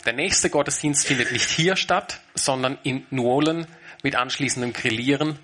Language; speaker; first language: German; native; German